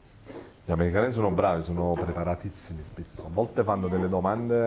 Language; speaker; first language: Italian; native; Italian